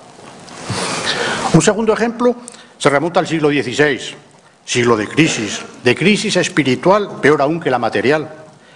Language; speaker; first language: Spanish; native; Spanish